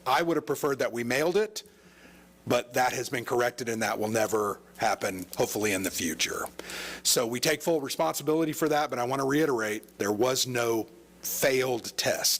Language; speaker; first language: English; native; English